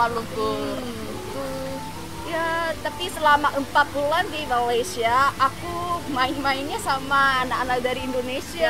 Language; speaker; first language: Indonesian; non-native, fluent; Korean